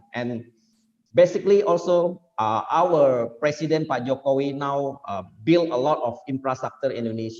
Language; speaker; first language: English; non-native, fluent; Indonesian